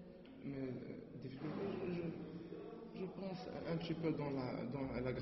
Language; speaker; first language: French; non-native, learner; Arabic